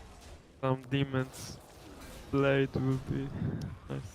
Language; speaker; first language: English; non-native, learner; Slovenian